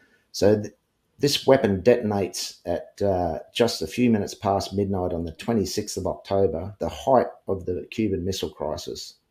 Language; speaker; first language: English; native; English